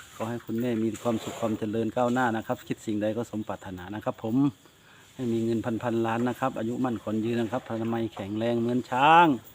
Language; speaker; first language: Thai; native; Thai